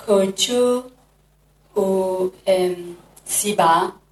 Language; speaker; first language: German; non-native, learner; Kurdish